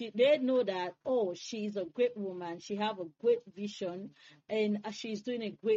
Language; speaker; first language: English; non-native, local second language; Krio